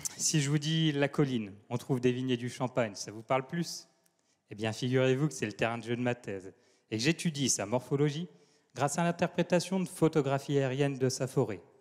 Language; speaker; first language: French; native; French